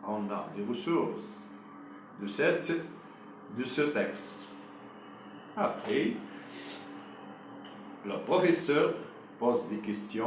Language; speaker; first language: French; non-native, local second language; Arabic